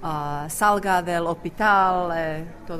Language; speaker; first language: Spanish; non-native, fluent; Czech